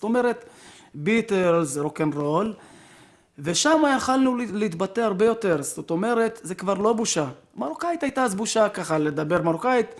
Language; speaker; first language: Hebrew; native; Hebrew